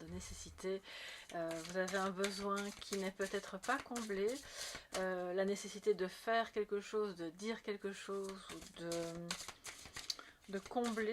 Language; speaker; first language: French; native; French